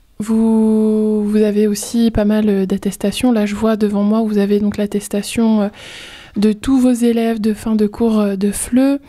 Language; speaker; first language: French; native; French